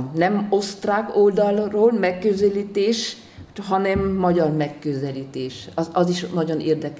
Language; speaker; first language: Hungarian; non-native, fluent; German